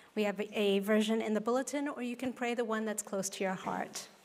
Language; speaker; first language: English; non-native, local second language; Cantonese